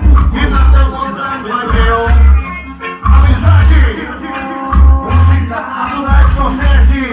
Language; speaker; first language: Portuguese; native; Portuguese